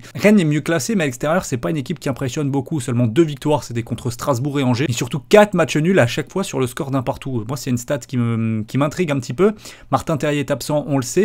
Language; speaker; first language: French; native; French